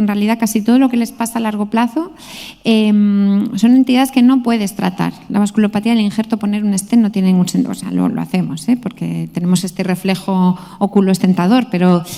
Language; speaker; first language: Spanish; native; Spanish